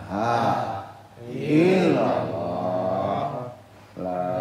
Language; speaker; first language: Indonesian; native; Indonesian